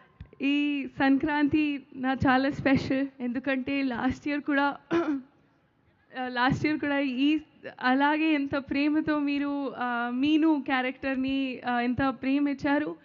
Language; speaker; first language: Telugu; non-native, learner; Hindi